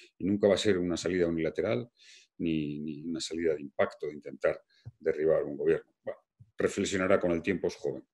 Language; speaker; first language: Spanish; native; Spanish